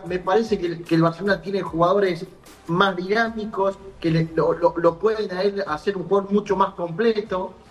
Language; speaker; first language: Spanish; native; Spanish